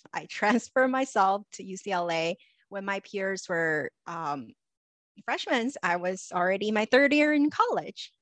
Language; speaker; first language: English; native; English